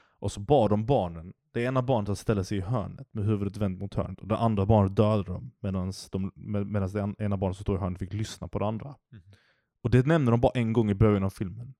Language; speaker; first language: Swedish; early bilingual, other home language; Turkish